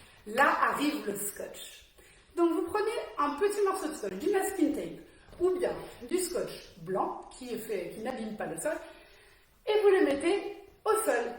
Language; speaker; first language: French; native; French